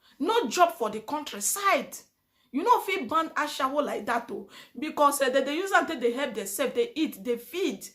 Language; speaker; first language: Nigerian Pidgin; native; Nigerian Pidgin